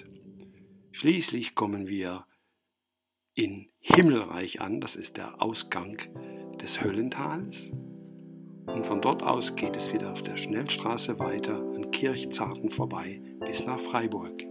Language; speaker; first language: German; native; German